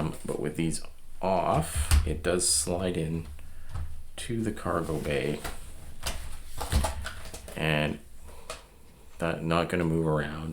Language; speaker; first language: English; native; English